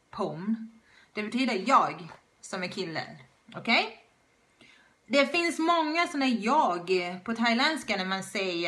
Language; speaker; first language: Swedish; non-native, fluent; Thai